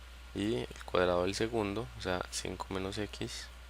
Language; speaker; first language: Spanish; native; Spanish